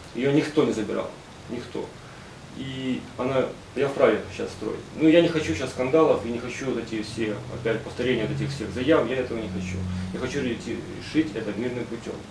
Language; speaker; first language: Russian; non-native, local second language; Ukrainian